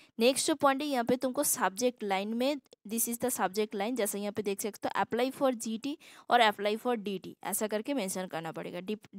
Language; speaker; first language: Hindi; non-native, local second language; Assamese